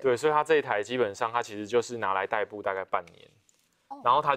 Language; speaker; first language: Chinese; native; Chinese